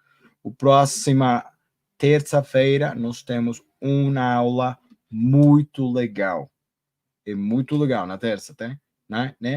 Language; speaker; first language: Portuguese; non-native, learner; Spanish